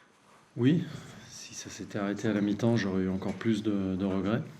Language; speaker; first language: French; native; French